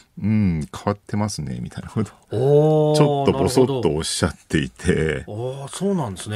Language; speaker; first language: Japanese; native; Japanese